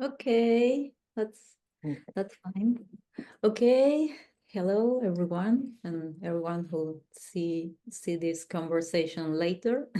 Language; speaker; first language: English; non-native, learner; Spanish